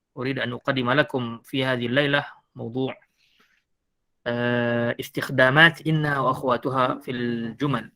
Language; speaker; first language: Arabic; non-native, fluent; Malay